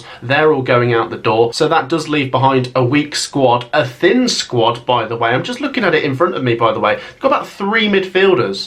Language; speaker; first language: English; native; English